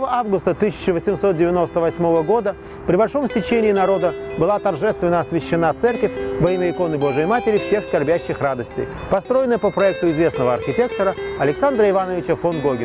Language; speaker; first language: Russian; native; Russian